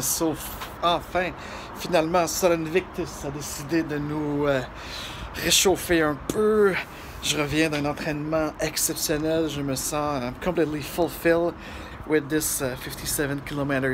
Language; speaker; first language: French; native; French